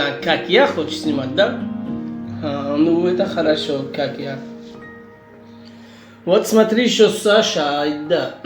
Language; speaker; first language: Russian; non-native, local second language; Tajik